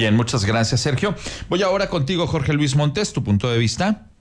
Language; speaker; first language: Spanish; native; Spanish